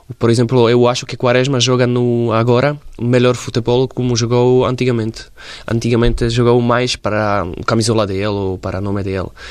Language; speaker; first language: Portuguese; non-native, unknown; Slovak